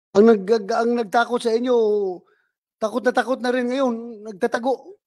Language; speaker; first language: Filipino; native; Filipino